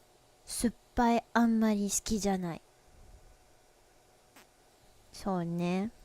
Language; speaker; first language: Japanese; non-native, learner; English